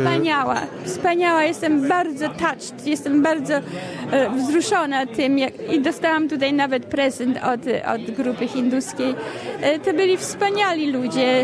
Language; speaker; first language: Polish; early bilingual, heritage; Polish